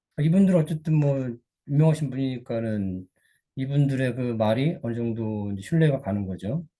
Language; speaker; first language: Korean; native; Korean